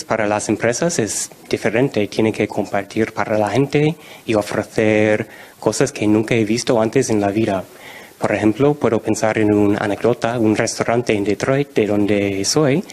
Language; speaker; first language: Spanish; non-native, fluent; English